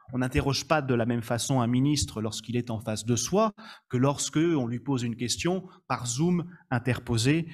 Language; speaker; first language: French; native; French